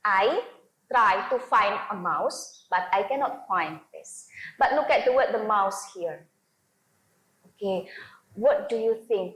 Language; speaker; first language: English; non-native, fluent; Indonesian